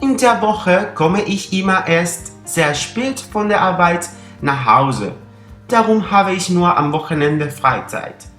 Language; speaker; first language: German; non-native, fluent; Spanish